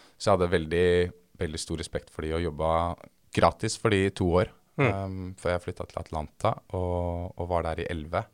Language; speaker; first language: Norwegian; native; Norwegian